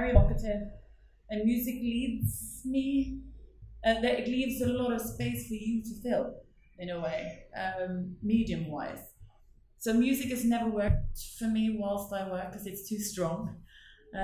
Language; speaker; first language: English; non-native, fluent; Norwegian